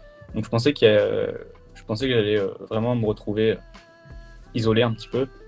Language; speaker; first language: French; native; French